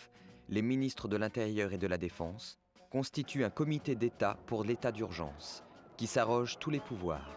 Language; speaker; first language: French; native; French